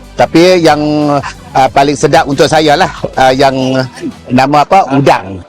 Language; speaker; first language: Malay; non-native, fluent; Thai